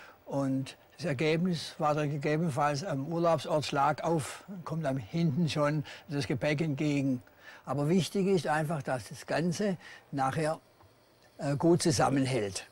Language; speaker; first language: German; native; German